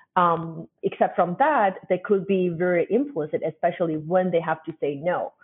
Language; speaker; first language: English; non-native, fluent; Chinese